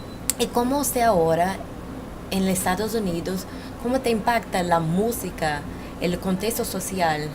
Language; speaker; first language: Spanish; non-native, learner; Portuguese